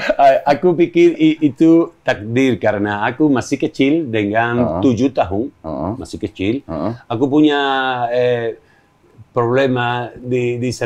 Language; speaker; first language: Indonesian; non-native, learner; Spanish